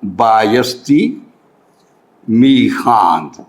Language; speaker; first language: Persian; non-native, fluent; Urdu